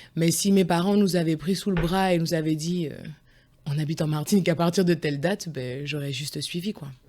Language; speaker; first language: French; early bilingual, other home language; Guadeloupean Creole French